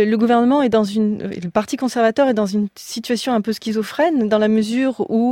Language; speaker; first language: French; native; French